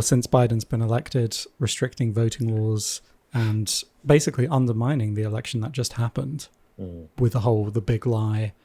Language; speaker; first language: English; native; English